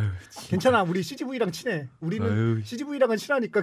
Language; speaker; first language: Korean; native; Korean